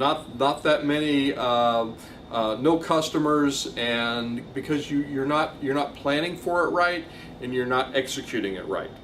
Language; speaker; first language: English; native; English